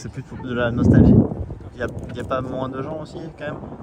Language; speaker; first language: French; native; French